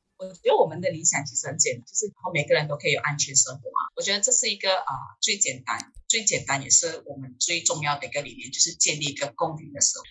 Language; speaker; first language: Chinese; native; Chinese